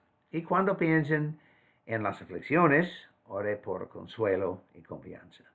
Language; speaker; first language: Spanish; non-native, fluent; English